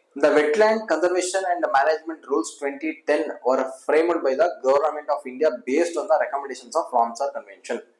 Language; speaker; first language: English; non-native, local second language; Kannada